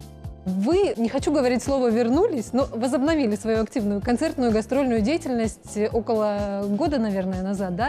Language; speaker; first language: Russian; native; Russian